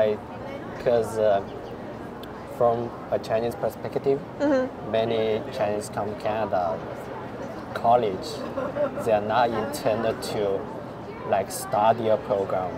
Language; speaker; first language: English; non-native, fluent; Chinese